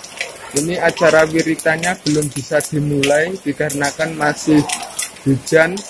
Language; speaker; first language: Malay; non-native, local second language; Javanese